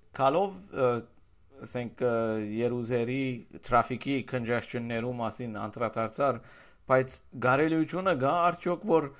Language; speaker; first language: Armenian; early bilingual, heritage; Armenian